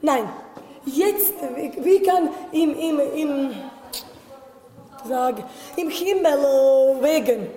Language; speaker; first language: German; non-native, learner; Latvian